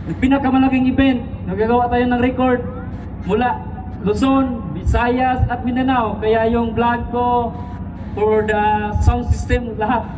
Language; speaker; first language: Filipino; non-native, local second language; Cebuano